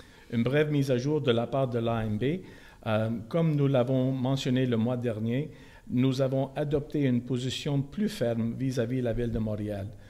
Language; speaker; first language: French; non-native, local second language; English